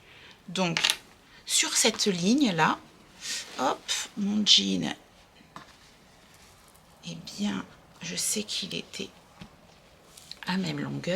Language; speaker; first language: French; native; French